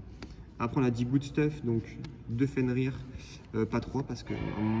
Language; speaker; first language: French; native; French